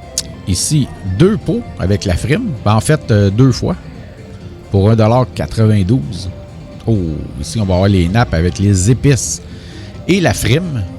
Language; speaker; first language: French; native; French